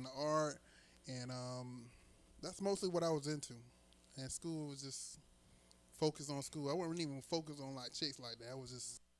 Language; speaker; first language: English; native; English